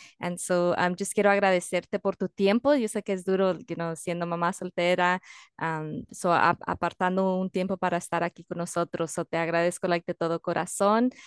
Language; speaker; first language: Spanish; early bilingual, heritage; Spanish